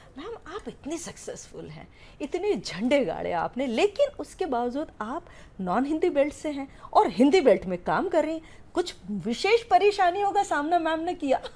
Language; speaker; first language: Hindi; native; Hindi